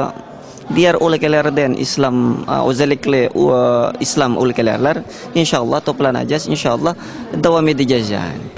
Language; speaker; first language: Turkish; non-native, learner; Indonesian